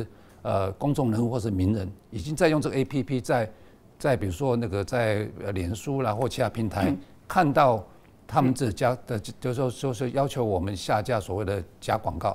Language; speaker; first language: Chinese; native; Chinese